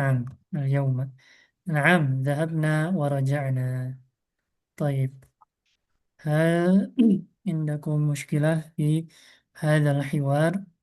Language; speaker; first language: Arabic; non-native, fluent; Indonesian